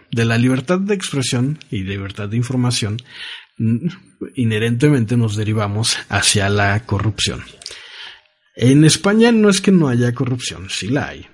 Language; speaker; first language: Spanish; native; Spanish